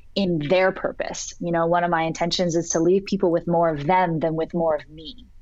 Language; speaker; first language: English; native; English